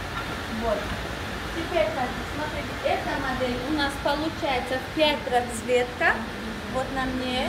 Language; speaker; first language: Russian; non-native, local second language; Tajik